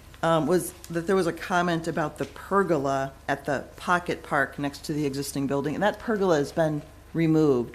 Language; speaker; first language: English; native; English